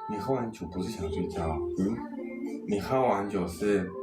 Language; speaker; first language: Chinese; native; Chinese